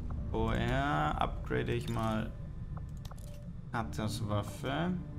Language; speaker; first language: German; native; German